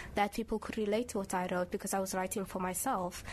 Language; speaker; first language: English; early bilingual, other home language; Somali